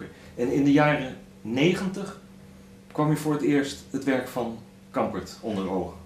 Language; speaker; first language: Dutch; native; Dutch